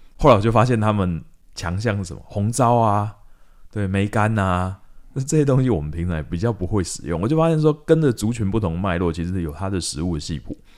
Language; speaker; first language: Chinese; native; Chinese